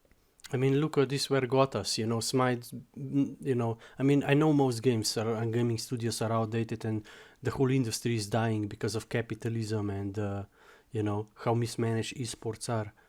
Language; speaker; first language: English; non-native, fluent; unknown